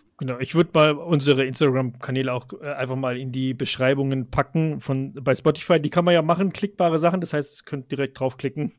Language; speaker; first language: German; early bilingual, other home language; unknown